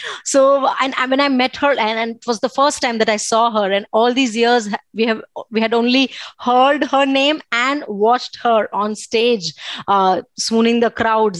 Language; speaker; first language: English; non-native, local second language; Gujarati